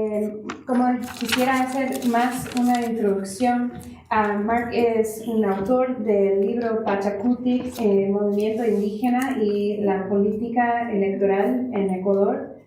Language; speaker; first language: Spanish; non-native, fluent; English